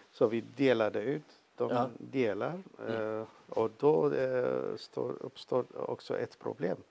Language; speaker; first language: Swedish; non-native, fluent; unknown